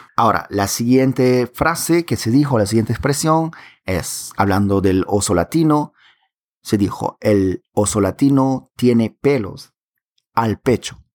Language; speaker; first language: Spanish; native; Spanish